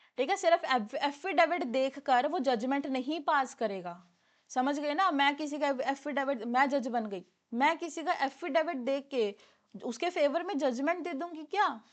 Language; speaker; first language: Hindi; non-native, local second language; Punjabi